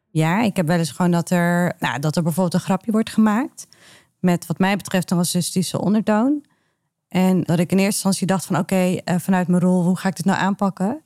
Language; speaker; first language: Dutch; early bilingual, other home language; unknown